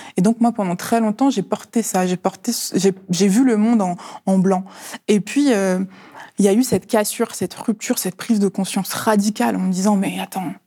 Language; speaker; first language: French; early bilingual, other home language; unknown